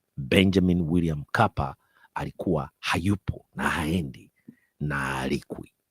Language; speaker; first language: Swahili; native; Swahili